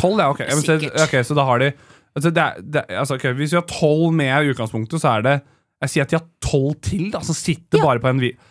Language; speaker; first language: Norwegian; native; Norwegian